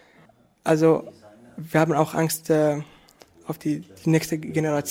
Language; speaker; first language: German; non-native, fluent; Arabic